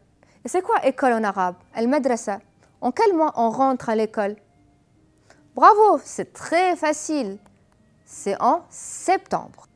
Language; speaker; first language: French; non-native, fluent; Arabic